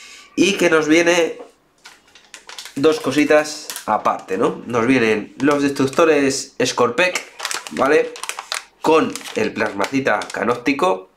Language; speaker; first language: Spanish; native; Spanish